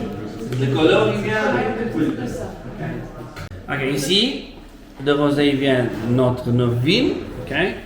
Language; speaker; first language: French; non-native, learner; Portuguese